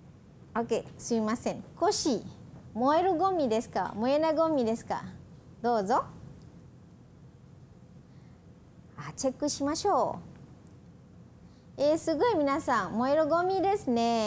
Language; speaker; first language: Japanese; non-native, fluent; Malay